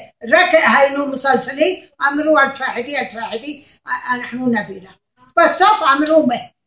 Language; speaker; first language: Hebrew; non-native, learner; Arabic